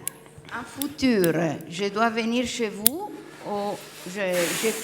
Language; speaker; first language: French; non-native, learner; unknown